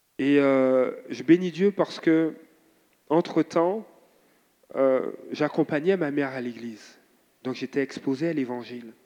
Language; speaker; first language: French; native; French